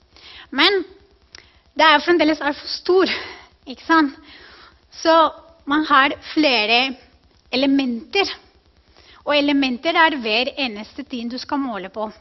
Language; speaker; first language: Norwegian; non-native, fluent; Spanish